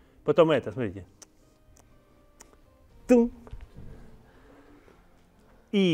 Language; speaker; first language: Russian; native; Russian